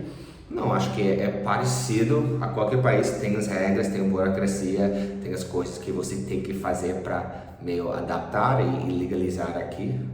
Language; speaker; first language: Portuguese; early bilingual, other home language; English